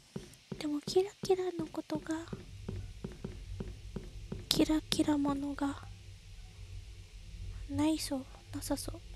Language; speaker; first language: Japanese; non-native, learner; English